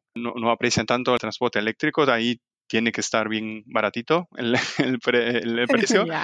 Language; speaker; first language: Spanish; non-native, fluent; German